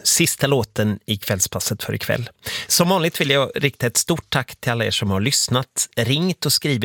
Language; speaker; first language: Swedish; native; Swedish